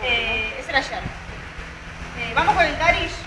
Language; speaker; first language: Spanish; native; Spanish